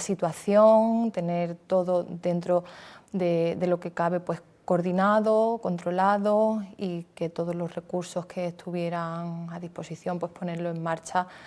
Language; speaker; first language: Spanish; native; Spanish